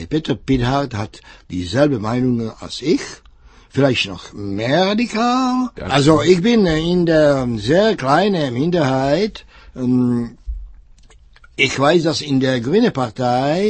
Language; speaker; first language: German; non-native, fluent; Czech